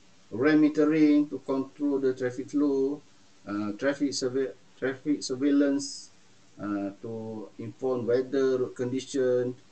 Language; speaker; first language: English; non-native, local second language; Malay